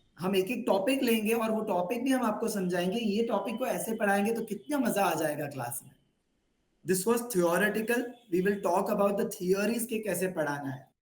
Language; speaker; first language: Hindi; non-native, local second language; Gujarati